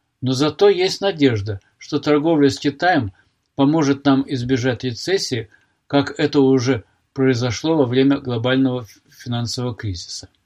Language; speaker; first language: Russian; native; Russian